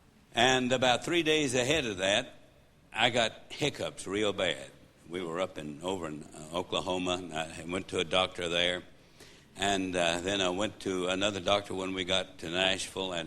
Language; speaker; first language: English; native; English